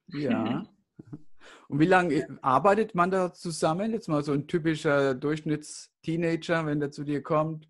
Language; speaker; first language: German; native; German